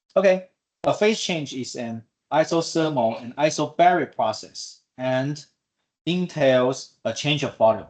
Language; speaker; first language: English; non-native, fluent; Chinese